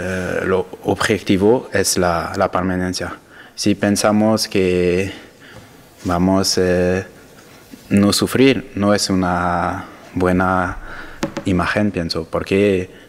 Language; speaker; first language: Spanish; non-native, learner; French